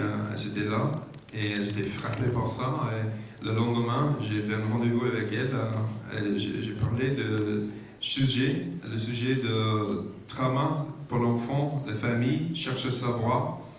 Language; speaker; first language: French; non-native, learner; English